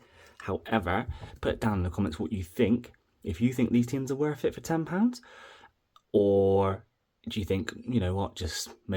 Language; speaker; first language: English; native; English